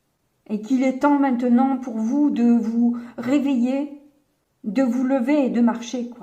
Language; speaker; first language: French; native; French